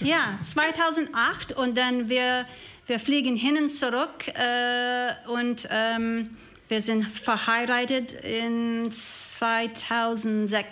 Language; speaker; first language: German; non-native, learner; English